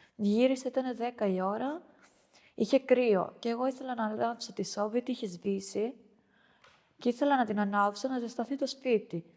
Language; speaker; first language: Greek; early bilingual, other home language; Albanian